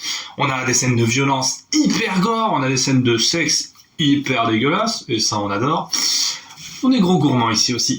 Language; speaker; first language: French; native; French